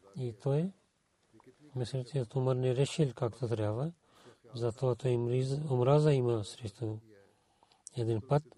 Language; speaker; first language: Bulgarian; non-native, learner; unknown